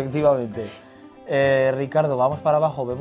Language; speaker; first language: Spanish; native; Spanish